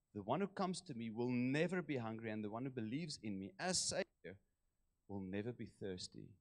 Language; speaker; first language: English; non-native, local second language; Afrikaans